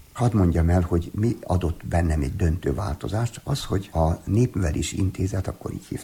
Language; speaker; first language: Hungarian; native; Hungarian